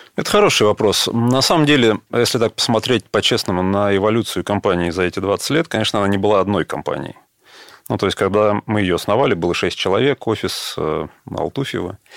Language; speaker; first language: Russian; native; Russian